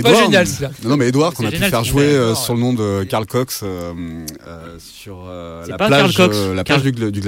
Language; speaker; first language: French; native; French